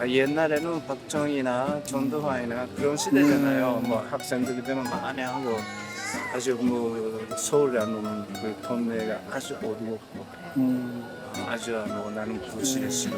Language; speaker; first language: Korean; non-native, fluent; Japanese